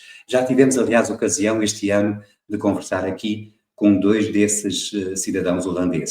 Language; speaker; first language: Portuguese; native; Portuguese